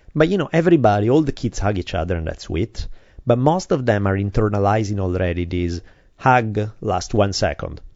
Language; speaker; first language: English; non-native, fluent; Italian